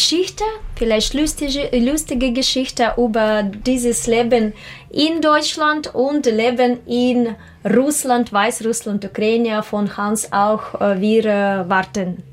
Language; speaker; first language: German; non-native, learner; Russian